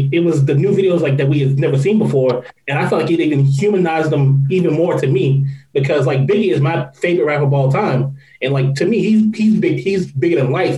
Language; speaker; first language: English; native; English